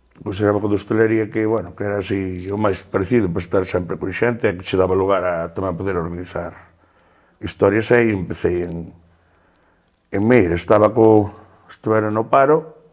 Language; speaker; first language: Galician; native; Galician